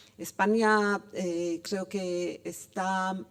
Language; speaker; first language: Spanish; non-native, fluent; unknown